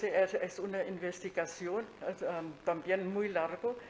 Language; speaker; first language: Spanish; non-native, fluent; German